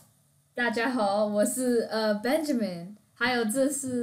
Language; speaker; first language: Chinese; early bilingual, heritage; Chinese